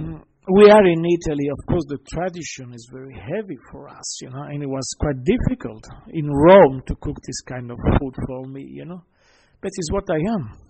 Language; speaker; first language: English; non-native, learner; Italian